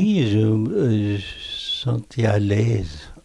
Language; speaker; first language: French; non-native, fluent; Korean